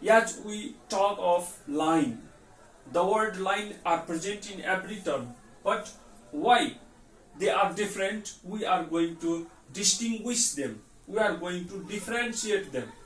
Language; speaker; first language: English; non-native, local second language; Nepali